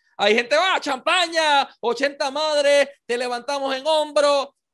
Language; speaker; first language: Spanish; native; Spanish